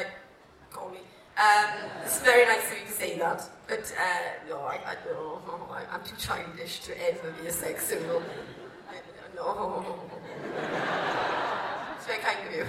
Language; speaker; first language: English; native; English